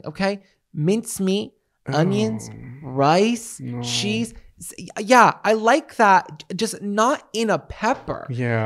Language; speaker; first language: English; native; English